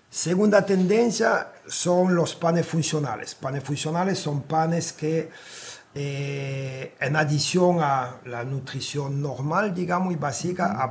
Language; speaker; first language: Spanish; non-native, fluent; French